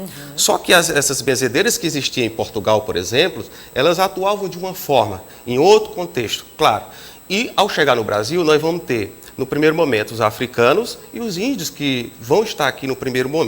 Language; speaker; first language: Portuguese; native; Portuguese